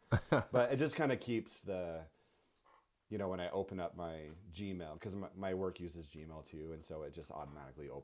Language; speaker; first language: English; native; English